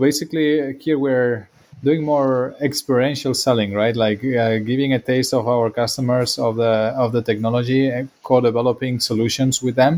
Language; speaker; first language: English; non-native, fluent; Spanish